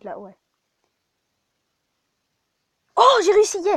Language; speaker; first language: French; native; French